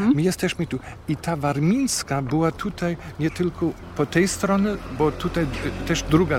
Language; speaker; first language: Polish; non-native, fluent; German